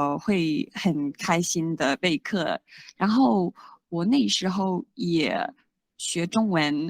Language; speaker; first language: Chinese; non-native, fluent; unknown